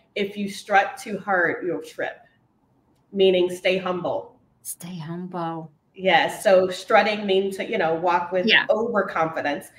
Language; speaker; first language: English; native; English